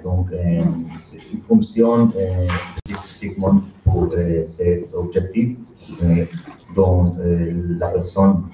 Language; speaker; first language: French; non-native, learner; Spanish